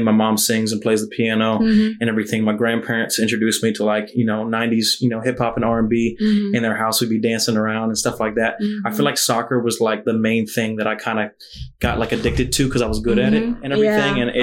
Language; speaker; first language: English; native; English